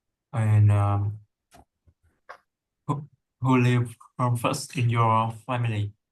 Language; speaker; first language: English; non-native, learner; Vietnamese